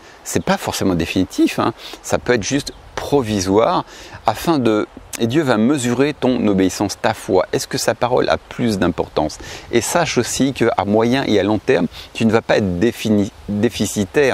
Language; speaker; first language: French; native; French